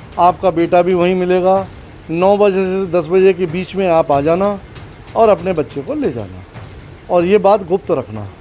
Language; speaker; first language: Hindi; native; Hindi